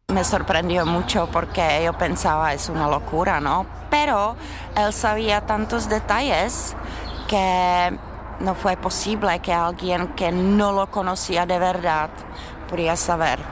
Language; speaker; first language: Spanish; non-native, fluent; Czech